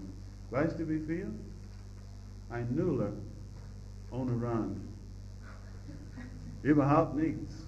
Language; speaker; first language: German; non-native, fluent; English